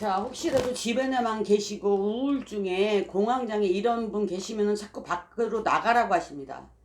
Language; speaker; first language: Korean; native; Korean